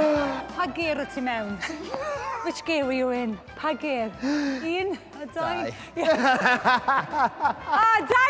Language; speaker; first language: Welsh; native; Welsh